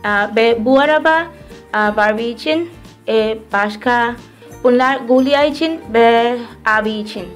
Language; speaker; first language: Turkish; early bilingual, heritage; Turkish